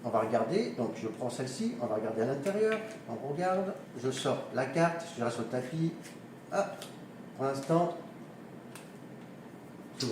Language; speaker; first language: French; native; French